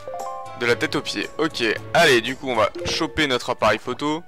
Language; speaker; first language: French; native; French